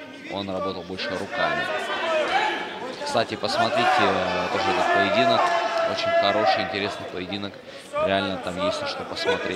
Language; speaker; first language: Russian; native; Russian